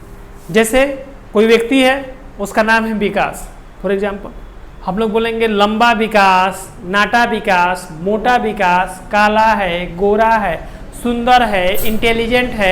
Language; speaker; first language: Hindi; non-native, local second language; Bhojpuri